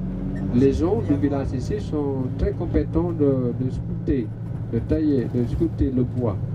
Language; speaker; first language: French; non-native, learner; Balinese